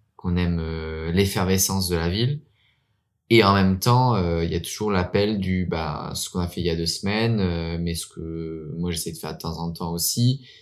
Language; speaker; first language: French; early bilingual, heritage; French